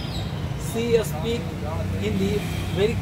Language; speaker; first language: English; non-native, learner; Hindi